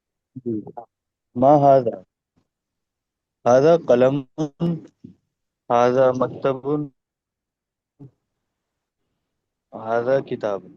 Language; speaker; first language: Arabic; non-native, learner; Urdu